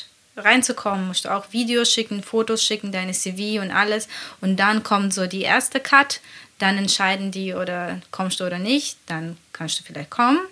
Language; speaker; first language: German; non-native, fluent; Latvian